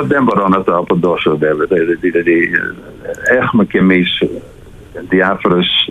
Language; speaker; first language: Greek; non-native, fluent; Dutch